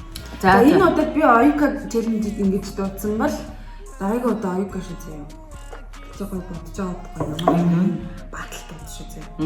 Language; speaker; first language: Mongolian; native; Mongolian